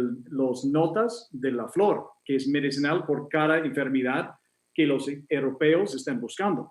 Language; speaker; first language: Spanish; non-native, fluent; English